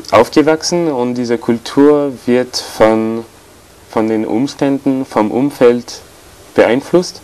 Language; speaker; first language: German; non-native, fluent; French